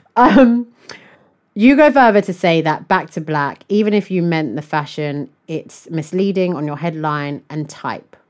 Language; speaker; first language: English; native; English